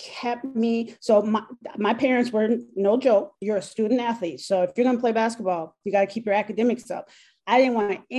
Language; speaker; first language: English; native; English